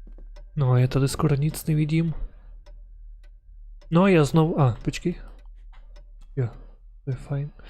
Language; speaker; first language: Czech; non-native, learner; Ukrainian